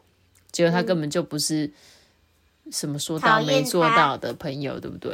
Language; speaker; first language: Chinese; native; Chinese